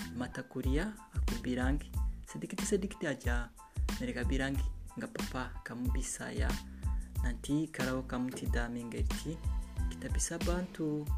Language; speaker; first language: Indonesian; non-native, learner; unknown